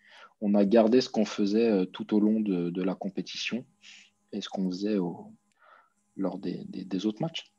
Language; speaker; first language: French; native; French